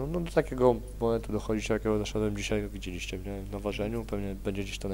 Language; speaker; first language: Polish; native; Polish